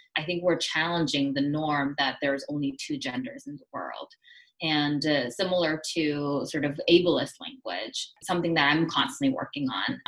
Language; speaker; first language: English; early bilingual, other home language; Korean